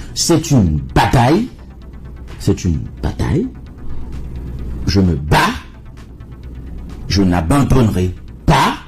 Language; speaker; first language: French; non-native, local second language; Haitian Creole